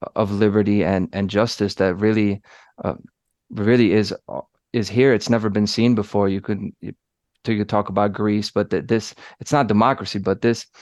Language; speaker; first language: English; early bilingual, other home language; Polish